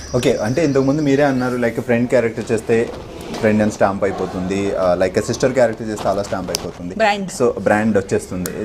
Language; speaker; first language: Telugu; native; Telugu